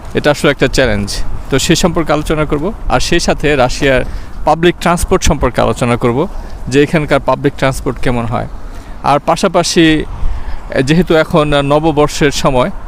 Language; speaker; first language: Bangla; native; Bangla